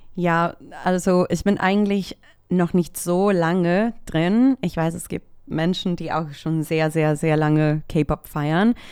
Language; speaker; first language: German; non-native, fluent; Spanish